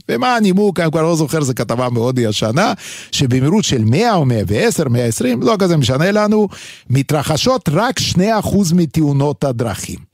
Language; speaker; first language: Hebrew; non-native, fluent; Yiddish